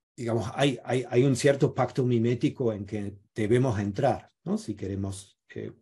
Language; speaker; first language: Spanish; non-native, fluent; German